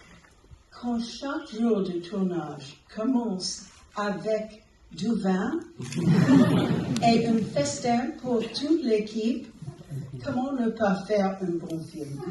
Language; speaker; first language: French; non-native, fluent; English